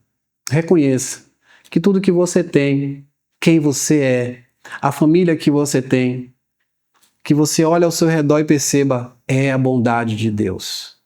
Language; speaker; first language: Portuguese; native; Portuguese